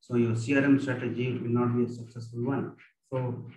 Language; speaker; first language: English; non-native, local second language; Kannada